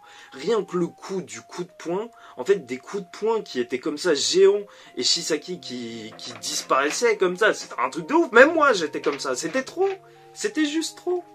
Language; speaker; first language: French; native; French